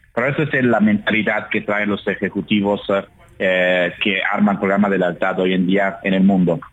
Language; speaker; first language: Spanish; non-native, fluent; Italian